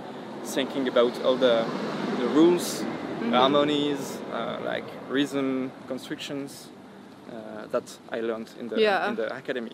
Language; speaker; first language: English; non-native, fluent; French